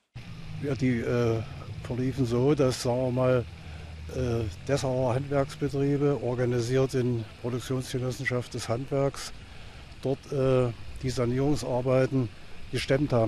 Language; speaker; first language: German; native; German